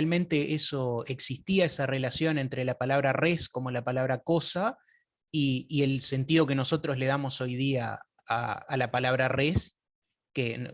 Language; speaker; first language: Spanish; native; Spanish